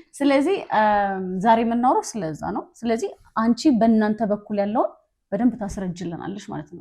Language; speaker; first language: Amharic; native; Amharic